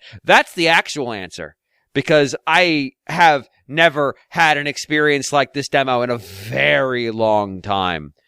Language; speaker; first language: English; native; English